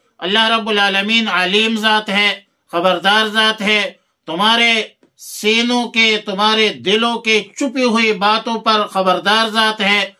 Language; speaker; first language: Urdu; non-native, local second language; Pashto